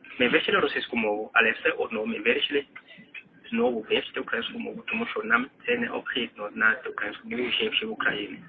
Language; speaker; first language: Ukrainian; non-native, fluent; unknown